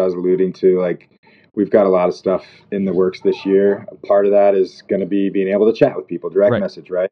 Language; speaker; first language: English; native; English